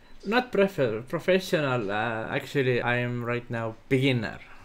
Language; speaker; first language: English; non-native, learner; Estonian